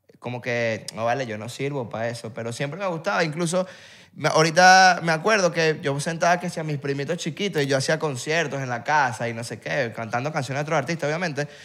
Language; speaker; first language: Spanish; native; Spanish